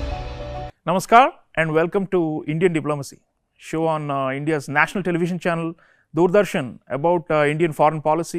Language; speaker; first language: English; non-native, local second language; Hindi